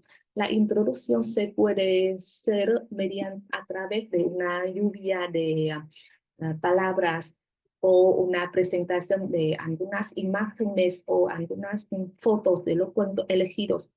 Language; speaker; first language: Spanish; non-native, fluent; Vietnamese